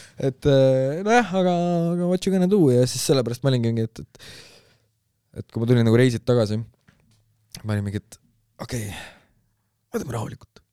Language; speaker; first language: Estonian; native; Estonian